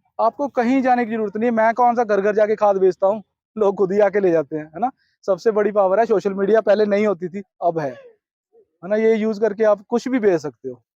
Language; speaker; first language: Hindi; non-native, local second language; Punjabi